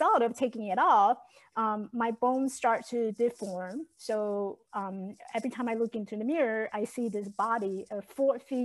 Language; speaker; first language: English; non-native, fluent; Chinese